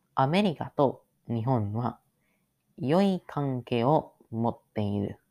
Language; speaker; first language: Japanese; non-native, learner; English